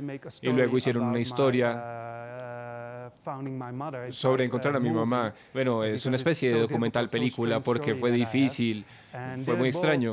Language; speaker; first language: Spanish; non-native, fluent; Dutch